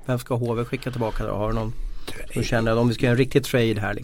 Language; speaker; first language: Swedish; native; Swedish